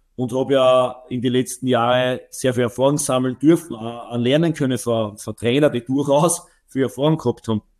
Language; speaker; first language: German; native; German